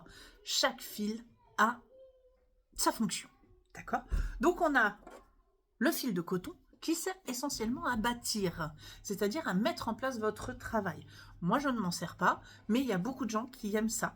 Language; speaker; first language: French; native; French